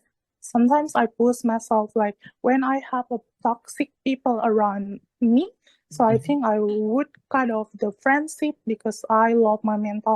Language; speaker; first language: English; non-native, learner; Indonesian